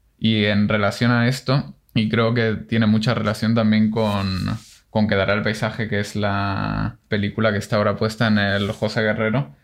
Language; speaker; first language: Spanish; non-native, fluent; Hebrew